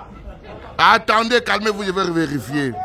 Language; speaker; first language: French; native; French